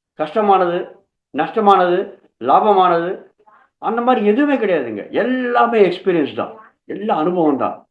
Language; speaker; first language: Tamil; non-native, local second language; Telugu